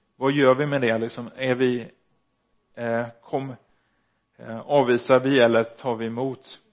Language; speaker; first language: Swedish; early bilingual, other home language; Dutch